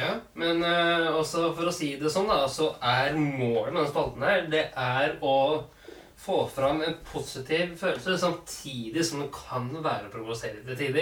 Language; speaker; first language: Norwegian; native; Norwegian